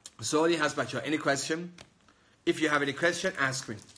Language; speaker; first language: English; non-native, fluent; Persian